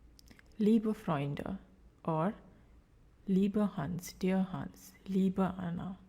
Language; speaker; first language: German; non-native, fluent; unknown